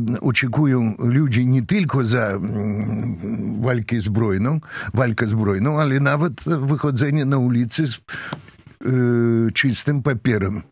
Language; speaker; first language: Polish; non-native, fluent; Russian